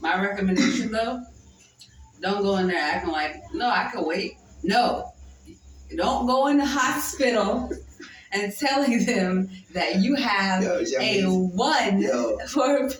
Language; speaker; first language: English; native; English